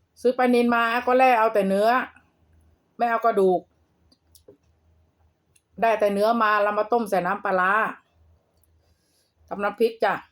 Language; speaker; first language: Thai; non-native, local second language; Lao